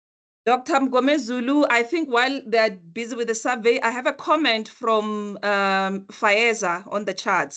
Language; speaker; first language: English; non-native, local second language; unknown